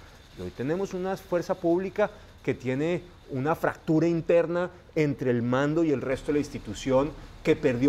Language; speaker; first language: Spanish; native; Spanish